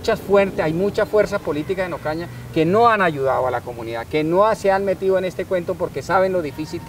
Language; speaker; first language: Spanish; native; Spanish